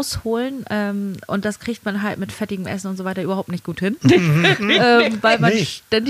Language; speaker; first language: German; native; German